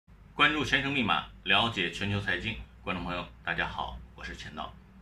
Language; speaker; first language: Chinese; native; Chinese